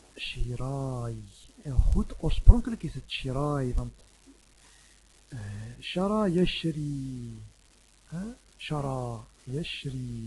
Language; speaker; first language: Dutch; non-native, fluent; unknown